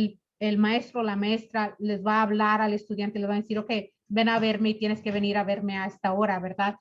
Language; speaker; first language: Spanish; early bilingual, other home language; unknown